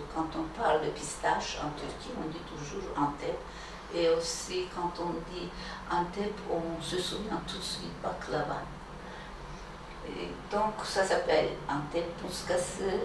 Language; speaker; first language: French; non-native, fluent; Turkish